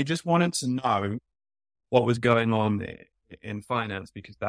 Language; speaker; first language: English; native; English